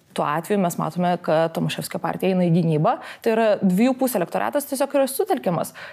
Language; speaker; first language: Lithuanian; non-native, local second language; Polish